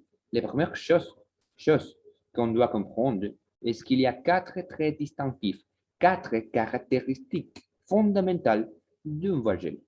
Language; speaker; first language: French; non-native, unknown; Spanish